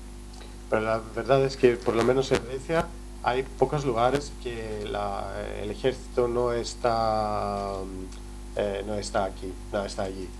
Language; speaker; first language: Spanish; non-native, learner; Greek